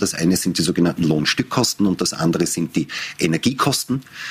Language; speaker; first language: German; native; German